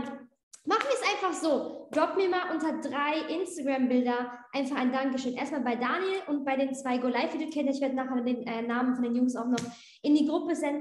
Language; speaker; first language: German; native; German